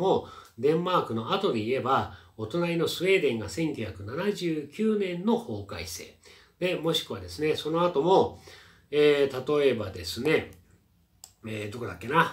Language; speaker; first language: Japanese; native; Japanese